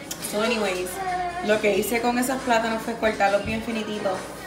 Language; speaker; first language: Spanish; early bilingual, heritage; Spanish